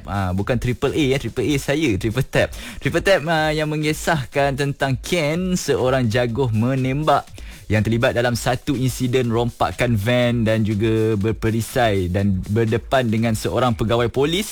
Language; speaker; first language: Malay; native; Malay